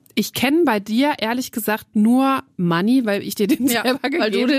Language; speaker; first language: German; native; German